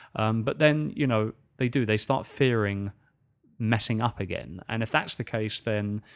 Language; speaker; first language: English; native; English